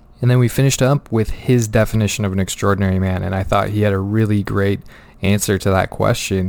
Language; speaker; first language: English; native; English